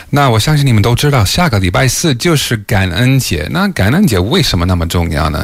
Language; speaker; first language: Chinese; non-native, fluent; English